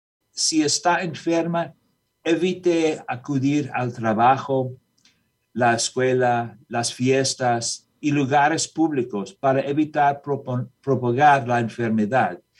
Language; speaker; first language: Spanish; non-native, learner; English